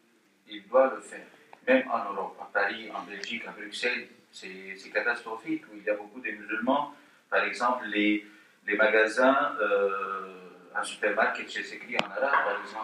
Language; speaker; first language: French; non-native, fluent; Arabic